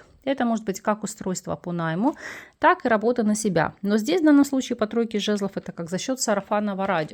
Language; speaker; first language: Russian; native; Russian